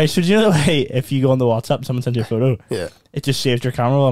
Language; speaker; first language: English; native; English